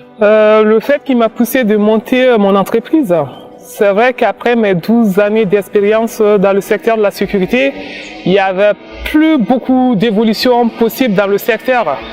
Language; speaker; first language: French; non-native, local second language; Bambara